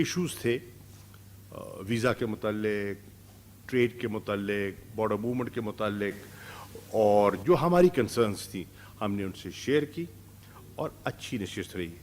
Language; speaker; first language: Urdu; non-native, local second language; Saraiki